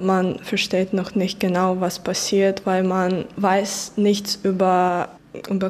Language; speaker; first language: German; non-native, fluent; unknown